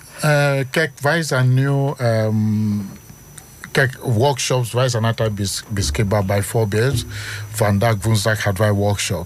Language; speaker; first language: Dutch; non-native, learner; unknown